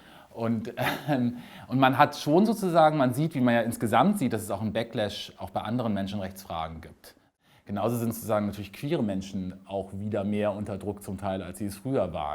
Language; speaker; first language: German; native; German